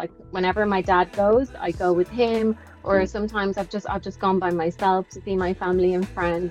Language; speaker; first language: English; native; English